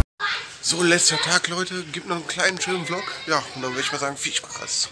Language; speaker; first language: German; native; German